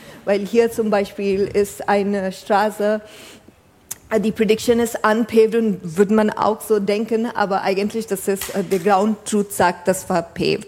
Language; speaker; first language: German; non-native, fluent; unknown